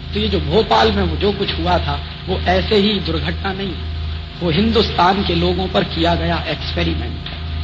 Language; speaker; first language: Hindi; native; Hindi